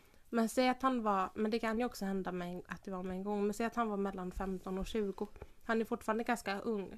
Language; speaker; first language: Swedish; native; Swedish